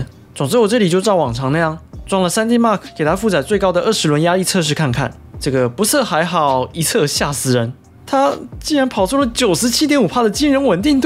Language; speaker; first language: Chinese; native; Chinese